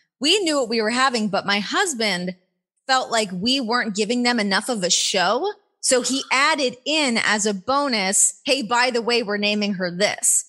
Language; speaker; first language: English; native; English